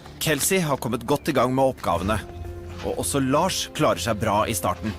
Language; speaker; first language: Norwegian; native; Norwegian